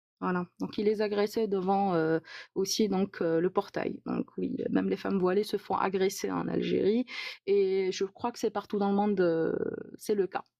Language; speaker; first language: French; non-native, local second language; Arabic